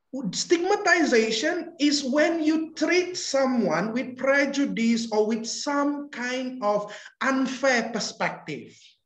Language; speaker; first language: English; non-native, local second language; Malay